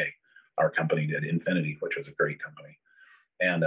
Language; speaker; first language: English; native; English